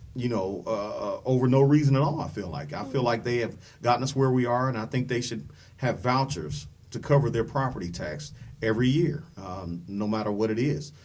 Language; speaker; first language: English; native; English